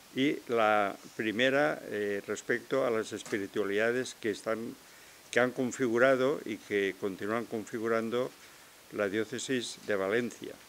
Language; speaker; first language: Spanish; native; Spanish